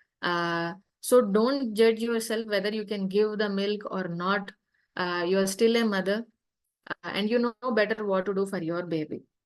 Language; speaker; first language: English; non-native, local second language; Telugu